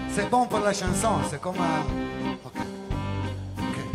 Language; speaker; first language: French; non-native, learner; Italian